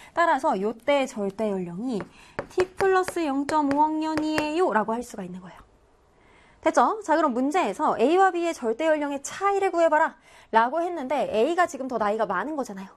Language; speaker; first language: Korean; native; Korean